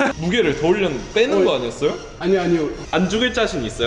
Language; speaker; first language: Korean; native; Korean